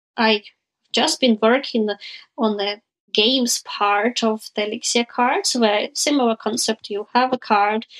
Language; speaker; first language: English; non-native, fluent; Ukrainian